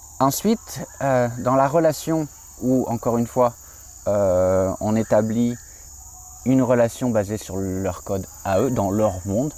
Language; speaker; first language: French; native; French